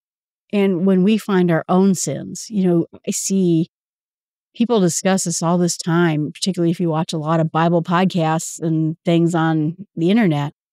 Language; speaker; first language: English; native; English